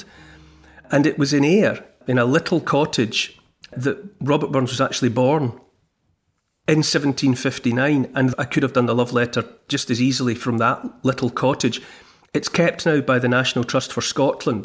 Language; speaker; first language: English; native; English